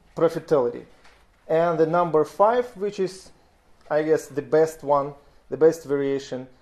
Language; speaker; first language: English; non-native, fluent; Russian